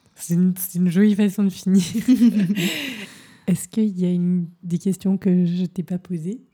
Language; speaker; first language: French; native; French